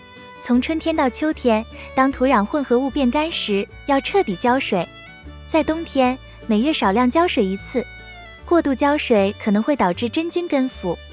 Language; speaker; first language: Chinese; native; Chinese